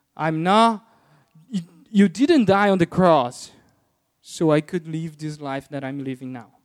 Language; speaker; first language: English; non-native, fluent; Portuguese